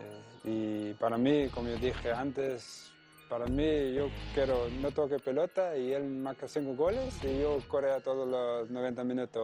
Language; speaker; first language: Spanish; non-native, learner; Danish